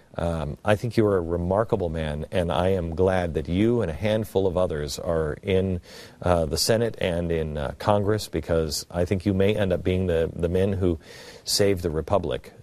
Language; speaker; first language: English; native; English